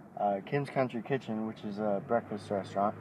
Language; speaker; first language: English; native; English